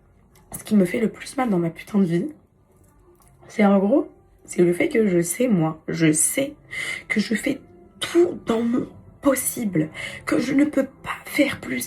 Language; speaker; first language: French; native; French